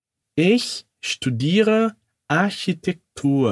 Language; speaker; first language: German; non-native, fluent; Portuguese